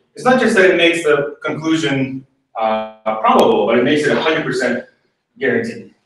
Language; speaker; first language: English; early bilingual, other home language; Spanish